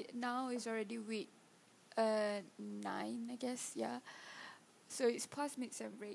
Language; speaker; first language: English; non-native, local second language; Malay